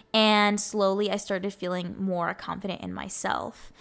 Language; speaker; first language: English; early bilingual, other home language; Spanish